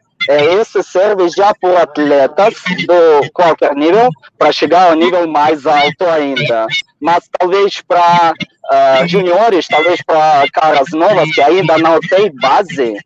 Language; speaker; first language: Portuguese; non-native, fluent; Russian